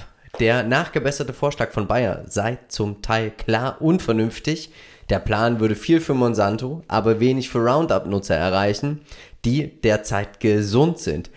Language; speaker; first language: German; native; German